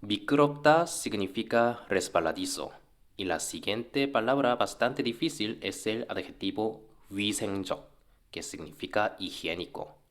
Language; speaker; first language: Spanish; non-native, fluent; Korean